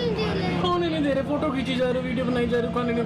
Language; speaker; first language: Hindi; native; Hindi